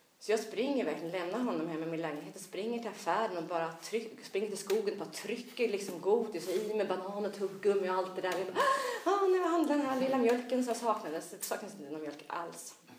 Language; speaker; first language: Swedish; native; Swedish